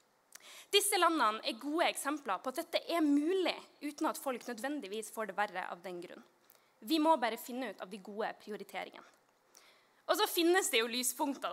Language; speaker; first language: Norwegian; native; Norwegian